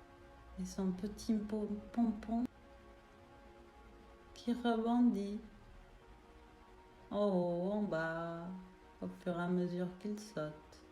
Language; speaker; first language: French; native; French